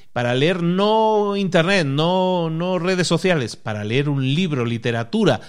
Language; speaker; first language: Spanish; native; Spanish